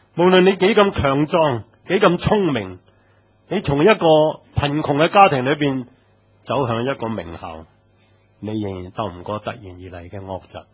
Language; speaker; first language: Chinese; non-native, local second language; Cantonese